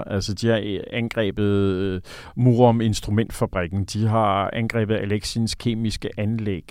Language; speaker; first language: Danish; native; Danish